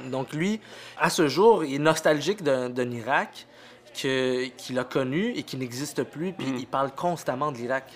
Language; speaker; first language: French; early bilingual, other home language; Arabic